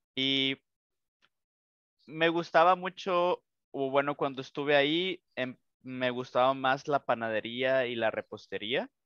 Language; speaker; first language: Spanish; native; Spanish